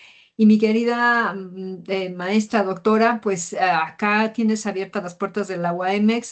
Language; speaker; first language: Spanish; native; Spanish